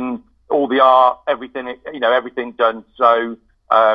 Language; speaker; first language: English; native; English